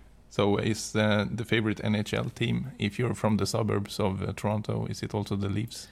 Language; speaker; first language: English; non-native, fluent; Swedish